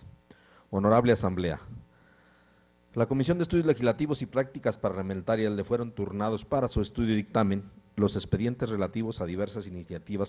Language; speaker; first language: Spanish; native; Spanish